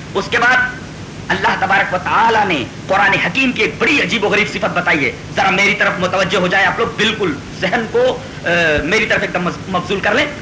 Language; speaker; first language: Urdu; native; Urdu